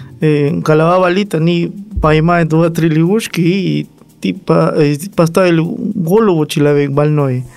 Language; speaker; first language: Russian; non-native, learner; Spanish